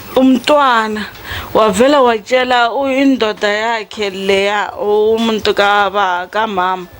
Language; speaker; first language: Zulu; non-native, local second language; Tsonga